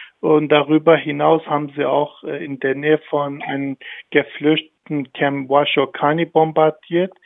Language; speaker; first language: German; non-native, fluent; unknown